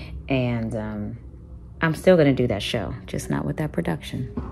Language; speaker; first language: English; early bilingual, other home language; Spanish